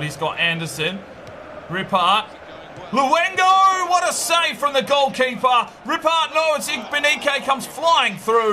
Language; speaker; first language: English; native; English